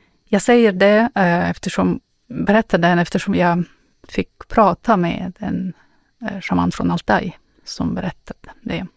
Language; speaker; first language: Swedish; non-native, fluent; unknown